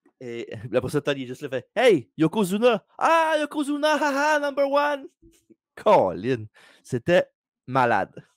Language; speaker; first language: French; native; French